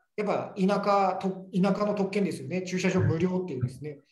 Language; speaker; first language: Japanese; native; Japanese